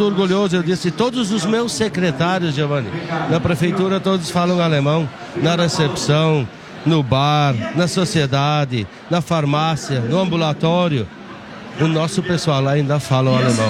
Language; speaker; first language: Portuguese; non-native, local second language; German